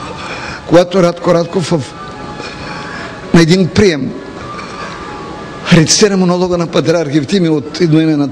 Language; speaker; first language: Bulgarian; native; Bulgarian